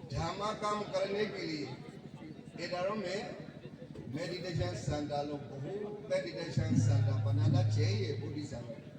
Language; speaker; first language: Hindi; non-native, fluent; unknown